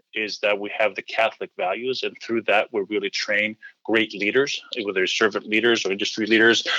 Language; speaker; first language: English; early bilingual, heritage; Greek